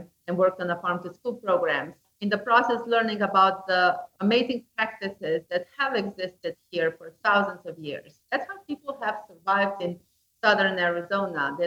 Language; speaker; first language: English; non-native, fluent; Slovenian